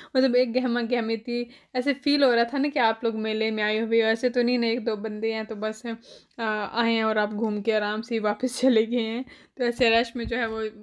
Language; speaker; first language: Urdu; native; Urdu